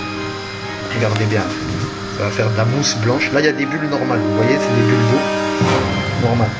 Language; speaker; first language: French; native; French